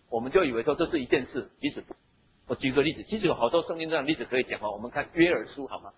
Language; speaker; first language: Chinese; native; Chinese